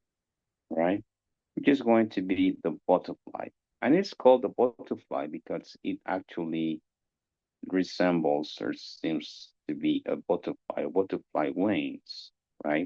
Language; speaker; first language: English; non-native, fluent; Spanish